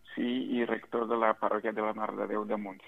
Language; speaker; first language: Catalan; non-native, fluent; Rundi